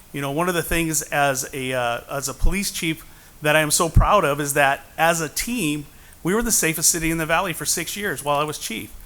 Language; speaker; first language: English; native; English